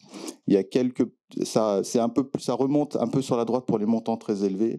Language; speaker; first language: French; native; French